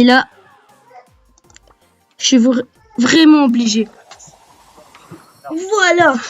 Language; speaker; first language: French; native; French